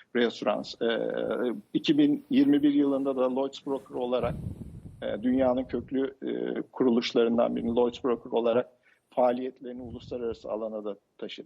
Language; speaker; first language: Turkish; native; Turkish